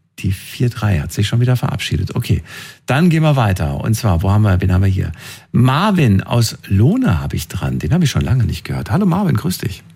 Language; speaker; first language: German; native; German